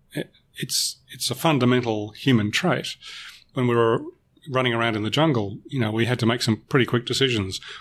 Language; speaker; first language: English; native; English